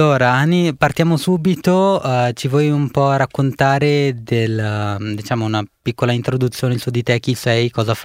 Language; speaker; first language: Italian; early bilingual, other home language; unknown